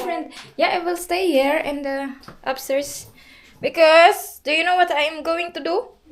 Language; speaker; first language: English; non-native, local second language; Cebuano